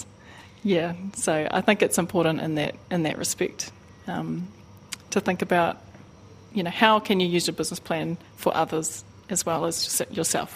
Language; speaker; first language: English; native; English